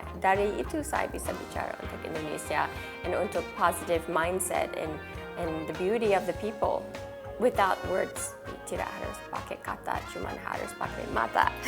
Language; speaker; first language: Indonesian; early bilingual, heritage; English